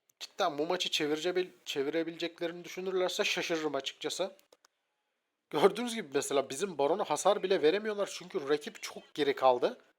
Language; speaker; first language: Turkish; native; Turkish